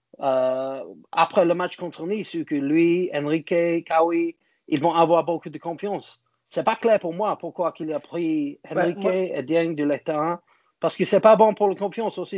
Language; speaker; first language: French; non-native, learner; English